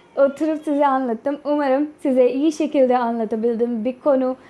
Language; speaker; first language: Turkish; non-native, fluent; Urdu